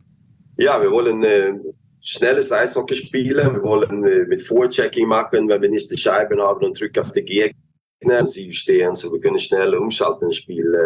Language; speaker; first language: German; non-native, learner; Swedish